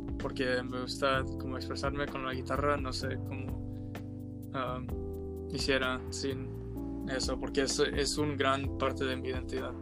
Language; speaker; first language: Spanish; early bilingual, heritage; Spanish